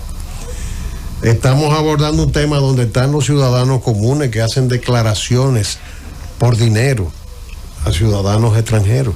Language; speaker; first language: Spanish; native; Spanish